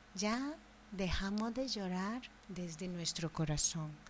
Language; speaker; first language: Spanish; non-native, fluent; Japanese